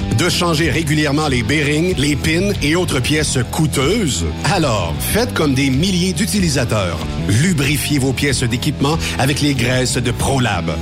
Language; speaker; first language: French; native; French